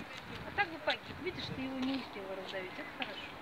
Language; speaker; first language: Russian; native; Russian